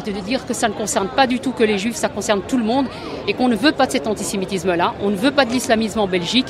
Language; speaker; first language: French; native; French